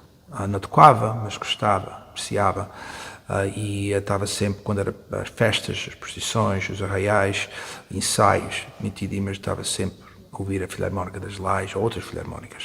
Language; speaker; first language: Portuguese; early bilingual, heritage; Portuguese